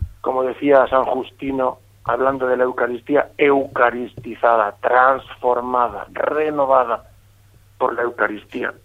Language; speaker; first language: Spanish; native; Spanish